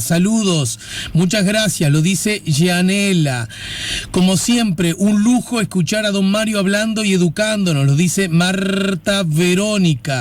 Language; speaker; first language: Spanish; native; Spanish